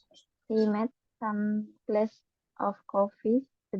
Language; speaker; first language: English; non-native, learner; Indonesian